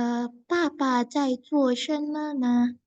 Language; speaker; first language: Chinese; non-native, fluent; Indonesian